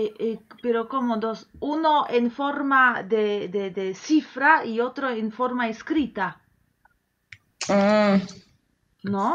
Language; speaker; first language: Spanish; non-native, fluent; Polish